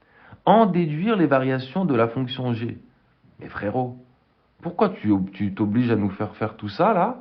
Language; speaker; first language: French; native; French